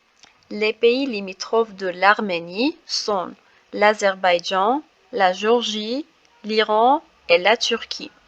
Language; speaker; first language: French; non-native, fluent; Armenian